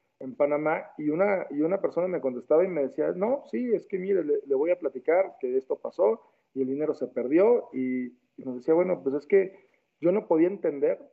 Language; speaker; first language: Spanish; native; Spanish